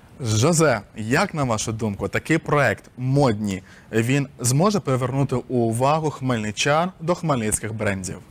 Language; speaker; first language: Ukrainian; native; Ukrainian